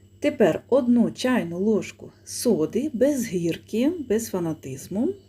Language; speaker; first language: Ukrainian; native; Ukrainian